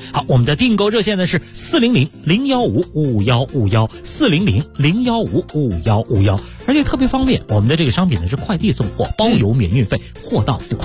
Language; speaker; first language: Chinese; native; Chinese